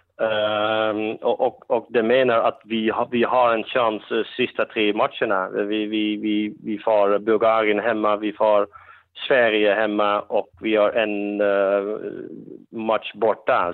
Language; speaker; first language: Swedish; non-native, fluent; Dutch